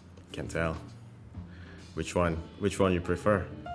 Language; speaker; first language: English; non-native, fluent; Indonesian